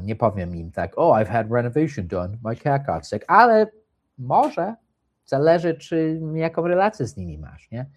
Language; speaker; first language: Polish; early bilingual, heritage; English